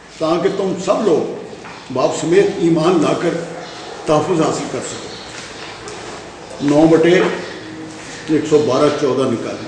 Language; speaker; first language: Urdu; non-native, local second language; Punjabi